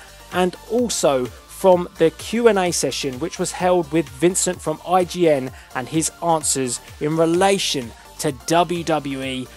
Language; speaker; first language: English; native; English